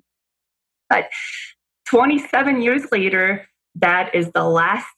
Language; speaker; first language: English; non-native, fluent; Bosnian